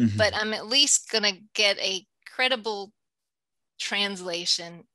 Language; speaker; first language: English; native; English